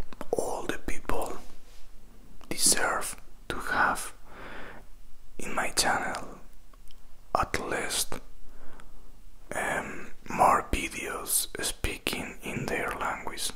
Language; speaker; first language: English; non-native, fluent; Spanish